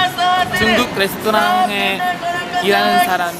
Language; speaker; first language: Korean; non-native, learner; English